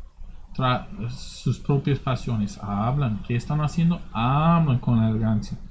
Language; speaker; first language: Spanish; non-native, fluent; English